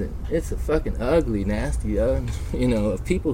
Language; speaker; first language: English; native; English